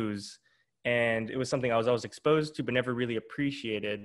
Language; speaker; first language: English; native; English